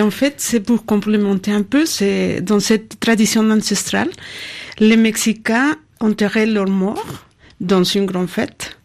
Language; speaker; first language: French; non-native, fluent; Spanish